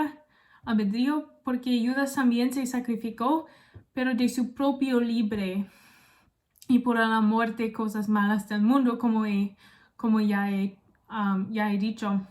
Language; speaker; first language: Spanish; non-native, learner; English